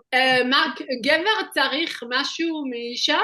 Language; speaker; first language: Hebrew; non-native, fluent; French